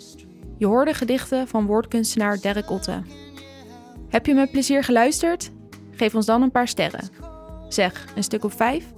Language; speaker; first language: Dutch; native; Dutch